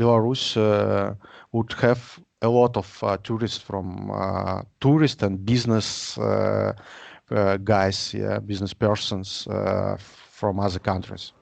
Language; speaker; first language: English; non-native, learner; Russian